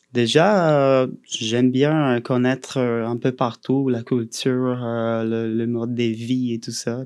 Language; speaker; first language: French; non-native, fluent; Portuguese